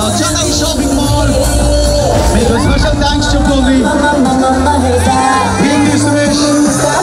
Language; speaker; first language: Telugu; native; Telugu